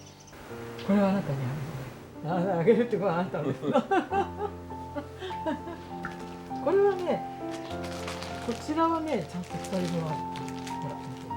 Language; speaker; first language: Japanese; native; Japanese